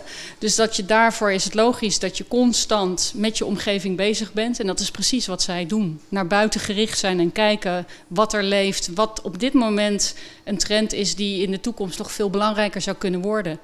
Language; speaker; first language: Dutch; native; Dutch